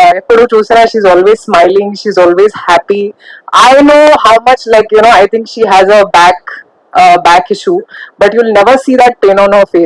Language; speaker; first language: Telugu; non-native, local second language; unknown